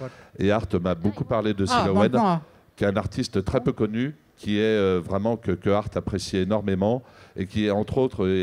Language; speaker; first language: French; native; French